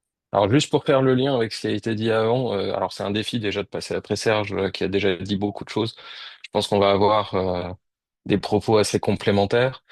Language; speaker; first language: French; native; French